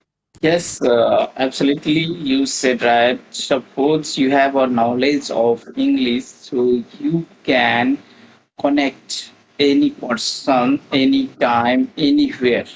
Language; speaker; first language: English; non-native, learner; Maithili